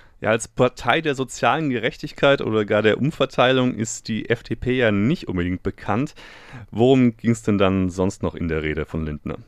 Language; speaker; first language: German; native; German